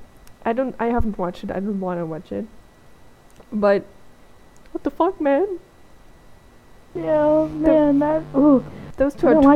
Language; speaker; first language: English; non-native, fluent; German